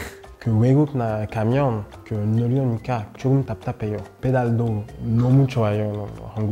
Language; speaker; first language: Korean; non-native, learner; French